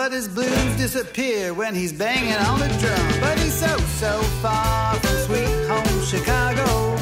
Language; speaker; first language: English; non-native, fluent; German